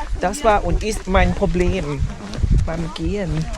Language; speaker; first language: German; non-native, fluent; Thai